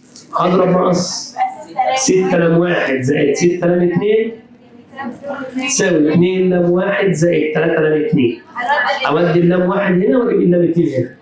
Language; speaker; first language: Arabic; native; Arabic